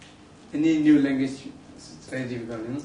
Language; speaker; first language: English; non-native, learner; Tibetan